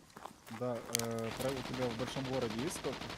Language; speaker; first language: Russian; native; Russian